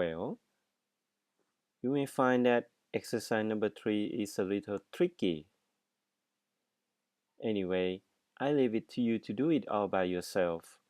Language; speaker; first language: English; non-native, fluent; Thai